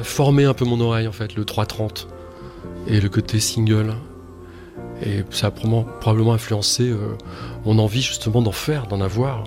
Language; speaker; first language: French; native; French